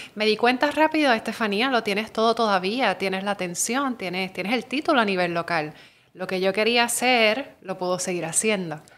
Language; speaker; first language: Spanish; native; Spanish